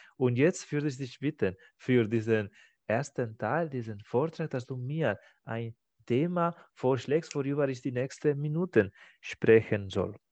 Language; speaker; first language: German; non-native, fluent; Spanish